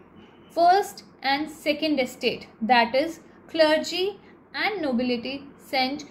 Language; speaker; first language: English; non-native, local second language; Hindi